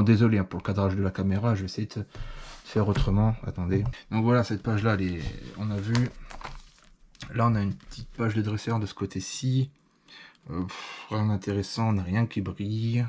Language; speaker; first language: French; native; French